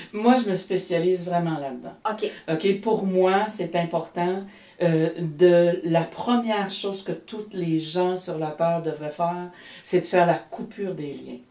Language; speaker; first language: French; native; French